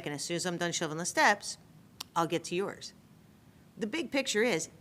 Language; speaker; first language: English; native; English